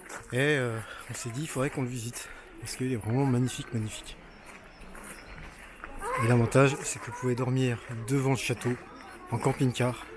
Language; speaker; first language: French; native; French